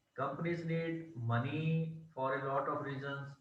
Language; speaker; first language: English; non-native, local second language; Punjabi